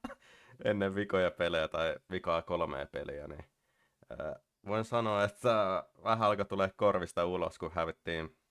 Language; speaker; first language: Finnish; native; Finnish